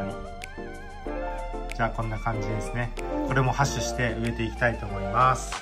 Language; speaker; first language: Japanese; native; Japanese